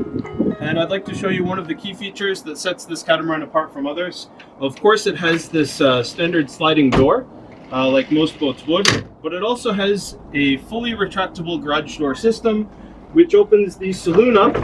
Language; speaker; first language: English; native; English